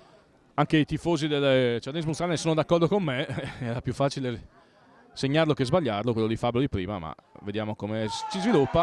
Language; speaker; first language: Italian; native; Italian